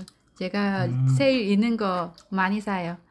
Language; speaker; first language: Korean; non-native, learner; Vietnamese